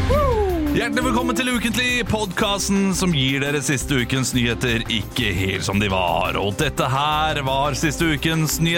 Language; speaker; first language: Norwegian; native; Norwegian